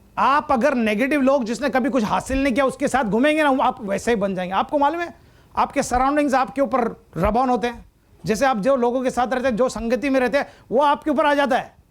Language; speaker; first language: Hindi; non-native, local second language; Malayalam